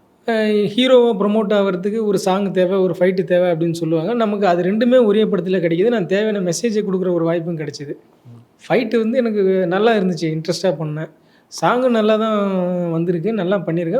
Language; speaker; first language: Tamil; native; Tamil